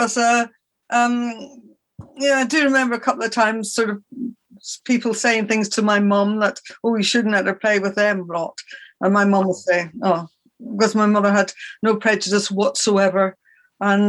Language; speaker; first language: English; native; English